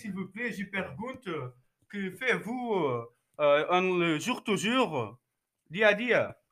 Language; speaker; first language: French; non-native, learner; Portuguese